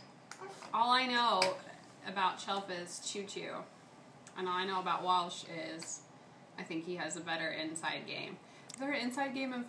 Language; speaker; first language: English; native; English